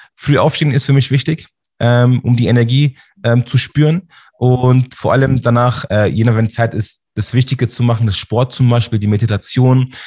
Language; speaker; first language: German; native; German